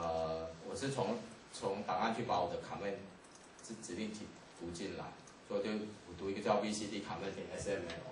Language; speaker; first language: Chinese; native; Chinese